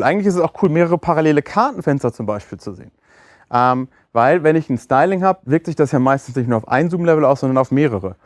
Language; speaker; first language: German; native; German